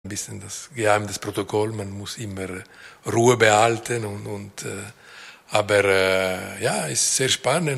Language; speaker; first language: German; non-native, local second language; French